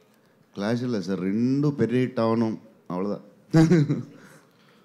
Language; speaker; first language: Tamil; non-native, learner; Telugu